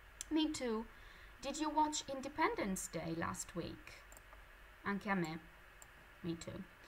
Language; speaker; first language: English; non-native, fluent; Italian